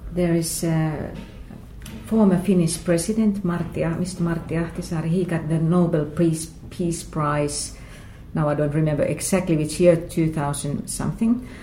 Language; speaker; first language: English; non-native, fluent; Finnish